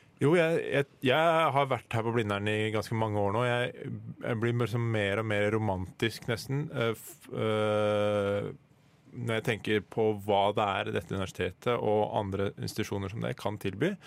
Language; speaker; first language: Norwegian; native; Norwegian